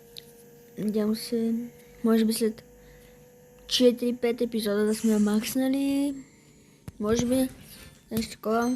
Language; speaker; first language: Bulgarian; native; Bulgarian